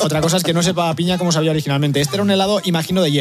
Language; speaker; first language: Spanish; native; Spanish